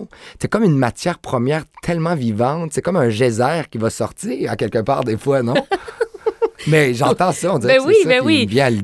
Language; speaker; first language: French; native; French